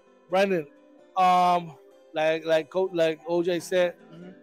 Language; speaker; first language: English; non-native, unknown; Spanish